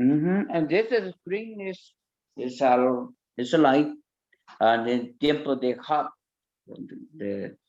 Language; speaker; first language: English; non-native, learner; Spanish